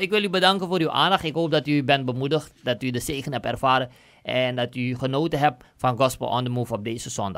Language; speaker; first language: Dutch; native; Dutch